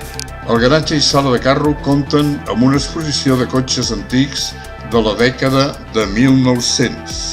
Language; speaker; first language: Catalan; native; Catalan